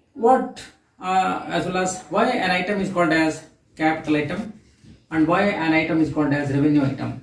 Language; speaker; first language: English; non-native, local second language; Kannada